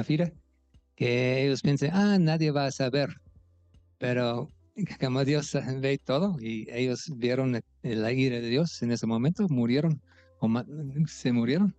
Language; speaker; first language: Spanish; non-native, fluent; English